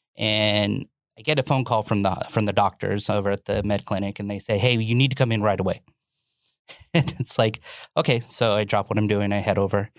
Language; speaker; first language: English; native; English